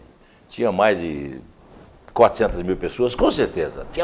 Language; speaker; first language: Portuguese; native; Portuguese